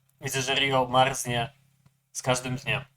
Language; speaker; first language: Polish; native; Polish